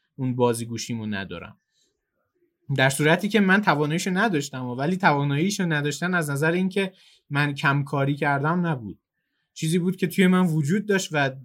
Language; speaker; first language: Persian; native; Persian